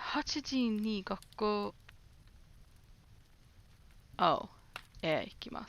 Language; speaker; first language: Japanese; non-native, learner; English